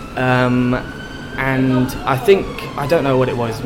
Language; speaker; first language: English; native; English